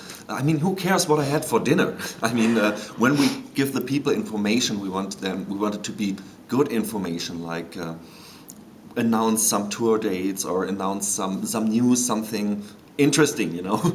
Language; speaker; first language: English; non-native, fluent; German